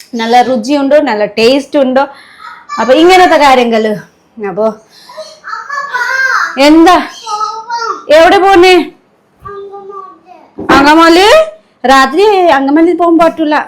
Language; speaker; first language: Malayalam; non-native, fluent; Nepali